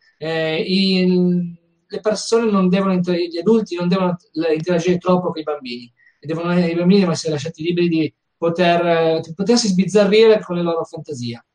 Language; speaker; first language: Italian; native; Italian